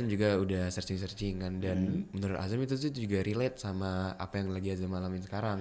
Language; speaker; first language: Indonesian; native; Indonesian